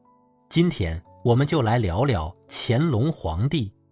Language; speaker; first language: Chinese; native; Chinese